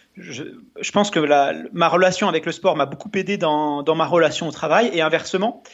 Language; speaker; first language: French; native; French